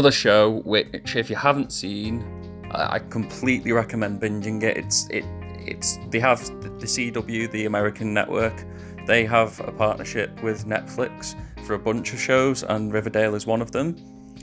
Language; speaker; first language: English; native; English